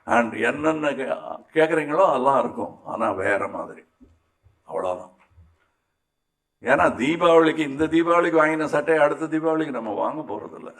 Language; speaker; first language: Tamil; native; Tamil